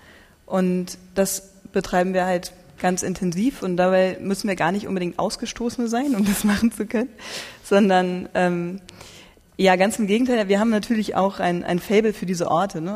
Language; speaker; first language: German; native; German